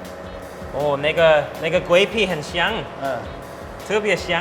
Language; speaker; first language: Chinese; non-native, fluent; English